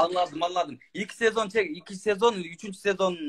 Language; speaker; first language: Turkish; non-native, learner; Kyrgyz